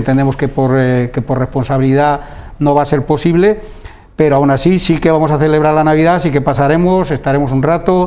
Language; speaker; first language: Spanish; native; Spanish